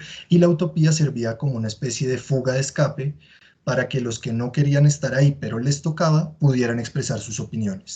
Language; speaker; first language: Spanish; native; Spanish